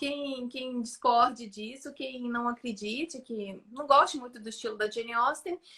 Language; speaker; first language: Portuguese; native; Portuguese